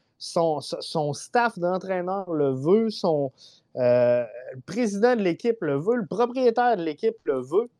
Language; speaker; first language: French; native; French